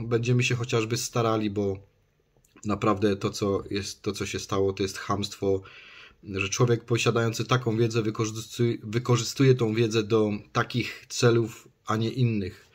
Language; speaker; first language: Polish; native; Polish